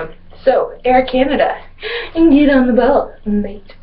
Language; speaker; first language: English; native; English